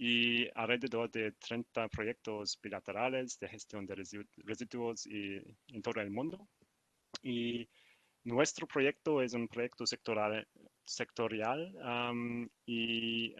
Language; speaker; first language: Spanish; non-native, learner; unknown